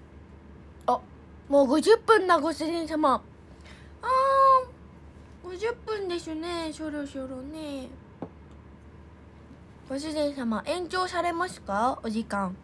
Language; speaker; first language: Japanese; native; Japanese